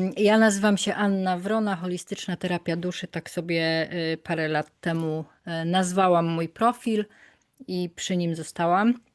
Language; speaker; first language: Polish; native; Polish